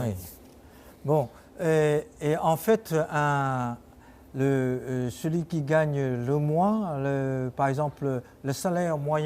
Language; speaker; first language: French; non-native, fluent; Chinese